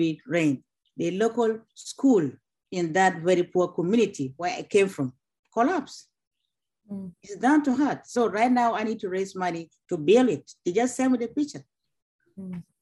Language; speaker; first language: English; non-native, local second language; Acoli